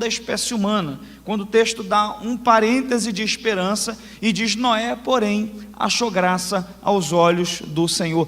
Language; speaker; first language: Portuguese; native; Portuguese